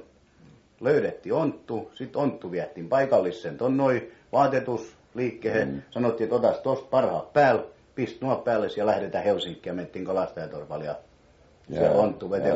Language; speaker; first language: Finnish; native; Finnish